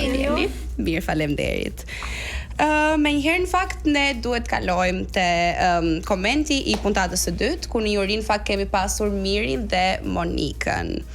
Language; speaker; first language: Albanian; native; Albanian